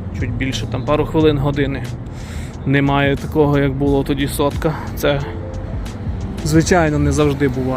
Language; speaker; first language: Ukrainian; native; Ukrainian